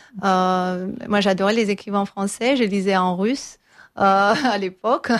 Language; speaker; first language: French; non-native, fluent; Armenian